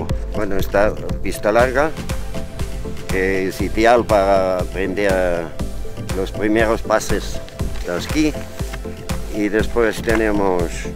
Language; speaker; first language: Spanish; non-native, fluent; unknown